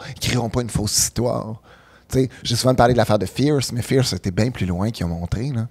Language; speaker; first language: French; native; French